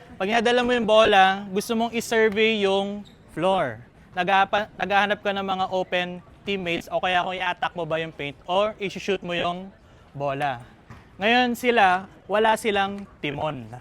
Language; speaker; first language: Filipino; native; Filipino